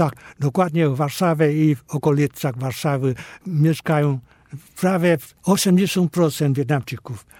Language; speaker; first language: Polish; non-native, fluent; Vietnamese